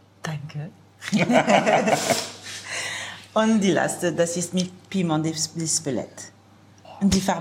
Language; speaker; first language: German; non-native, learner; French